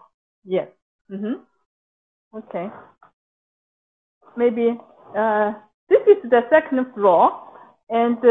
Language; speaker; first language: English; non-native, local second language; Chinese